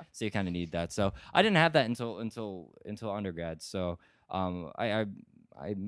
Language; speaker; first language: English; native; English